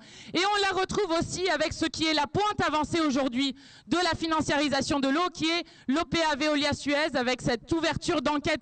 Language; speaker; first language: French; native; French